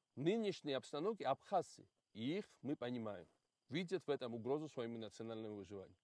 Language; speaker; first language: Russian; non-native, local second language; Georgian